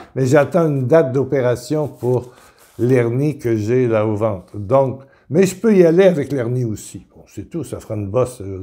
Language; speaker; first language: French; native; French